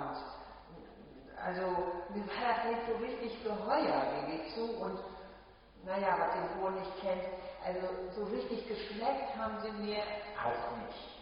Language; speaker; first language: German; native; German